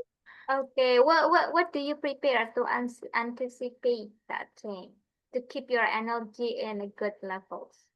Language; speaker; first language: English; non-native, learner; Indonesian